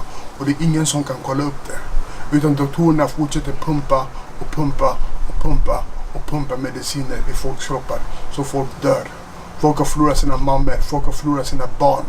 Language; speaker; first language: Swedish; non-native, fluent; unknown